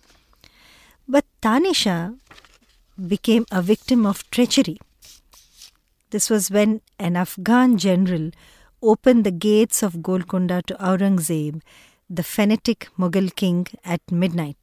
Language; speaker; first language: English; non-native, local second language; Telugu